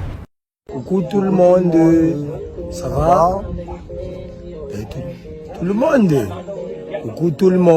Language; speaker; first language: French; non-native, local second language; Malagasy